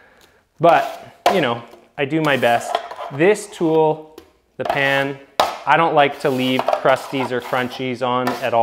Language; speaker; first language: English; native; English